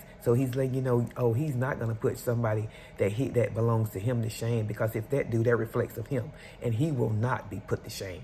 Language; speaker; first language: English; native; English